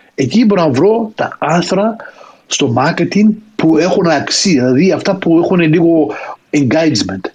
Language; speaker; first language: Greek; early bilingual, heritage; Greek